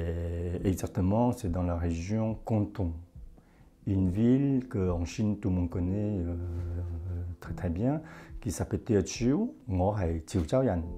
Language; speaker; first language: French; non-native, fluent; Chinese